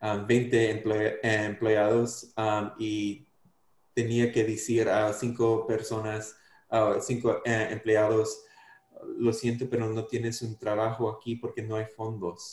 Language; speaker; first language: Spanish; non-native, fluent; English